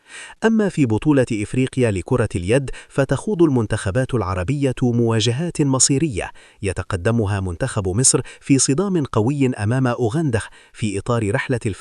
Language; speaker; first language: Arabic; native; Arabic